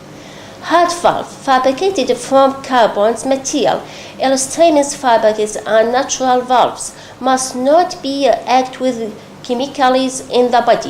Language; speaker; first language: English; non-native, local second language; Arabic